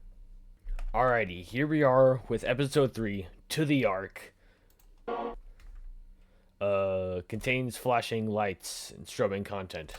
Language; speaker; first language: English; native; English